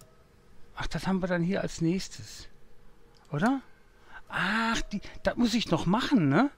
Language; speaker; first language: German; native; German